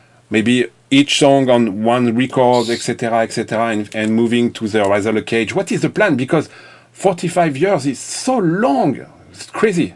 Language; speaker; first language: English; non-native, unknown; French